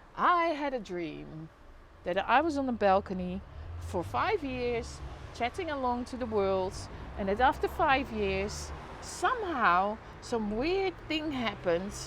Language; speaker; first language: English; non-native, fluent; Dutch